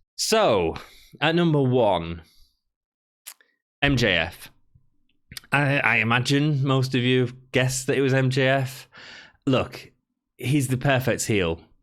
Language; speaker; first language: English; native; English